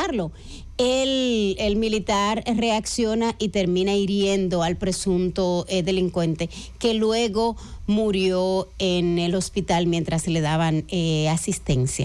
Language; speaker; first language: Spanish; native; Spanish